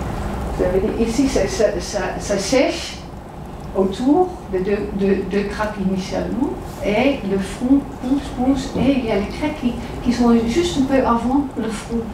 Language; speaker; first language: French; non-native, fluent; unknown